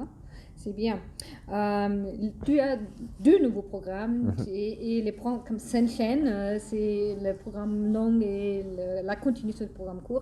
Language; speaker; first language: French; non-native, fluent; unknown